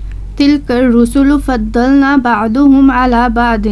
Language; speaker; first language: Arabic; non-native, learner; Urdu